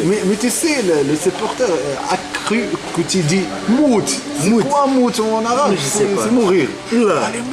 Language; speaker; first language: French; non-native, local second language; Arabic